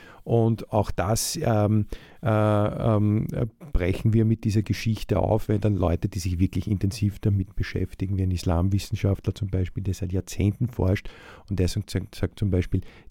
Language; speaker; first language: German; native; German